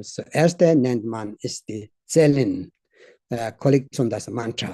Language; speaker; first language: German; non-native, learner; Tibetan